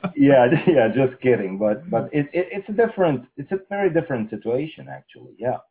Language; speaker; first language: English; non-native, fluent; Russian